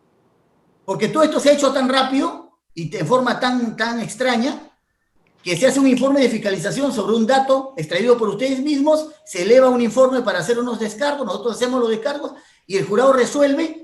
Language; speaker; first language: Spanish; native; Spanish